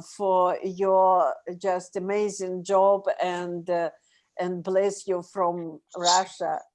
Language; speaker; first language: English; non-native, learner; Russian